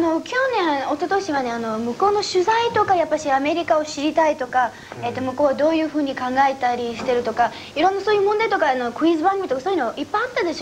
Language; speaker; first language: Japanese; non-native, fluent; English